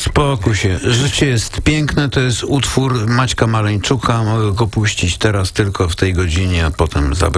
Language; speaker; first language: Polish; native; Polish